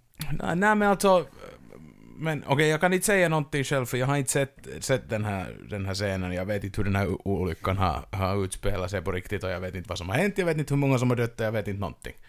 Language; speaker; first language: Swedish; native; Swedish